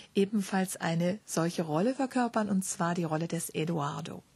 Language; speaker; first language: German; native; German